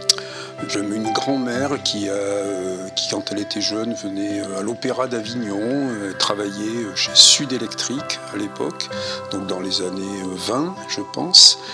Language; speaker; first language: French; native; French